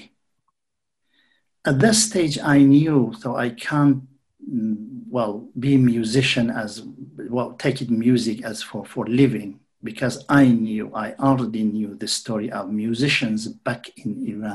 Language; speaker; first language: English; non-native, fluent; Central Kurdish